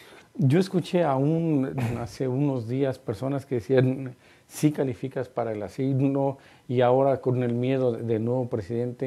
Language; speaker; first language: Spanish; native; Spanish